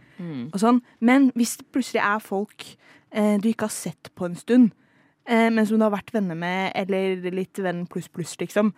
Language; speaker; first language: Norwegian; native; Norwegian